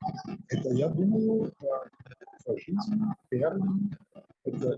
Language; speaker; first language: Russian; non-native, learner; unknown